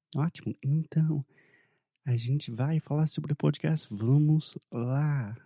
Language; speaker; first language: Portuguese; non-native, fluent; English